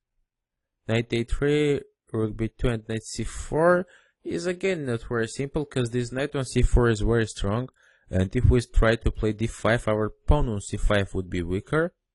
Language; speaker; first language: English; non-native, fluent; Russian